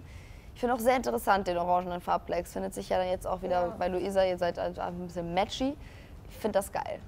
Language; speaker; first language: German; native; German